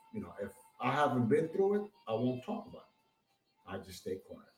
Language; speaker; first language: English; non-native, fluent; Spanish